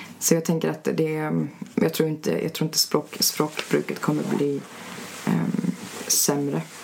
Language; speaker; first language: Swedish; early bilingual, other home language; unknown